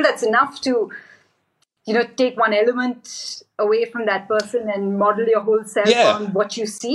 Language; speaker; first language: English; non-native, local second language; Hindi